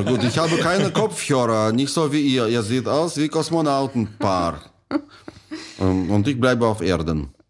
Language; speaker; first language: German; non-native, fluent; Russian